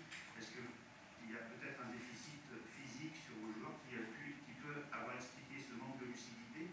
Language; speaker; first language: French; native; French